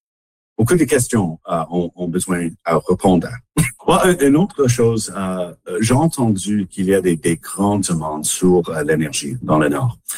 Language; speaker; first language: French; non-native, local second language; English